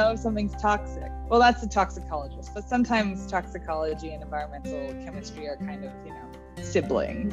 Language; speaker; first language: English; native; English